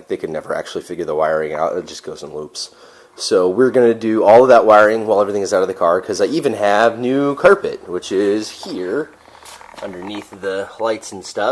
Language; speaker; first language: English; native; English